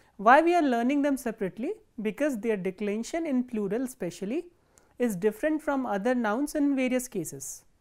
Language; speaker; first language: English; non-native, local second language; Hindi